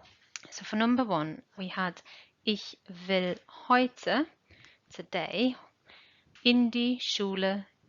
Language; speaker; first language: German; non-native, fluent; English